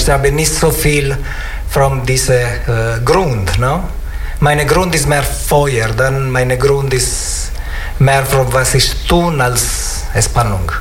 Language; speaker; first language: German; non-native, learner; Italian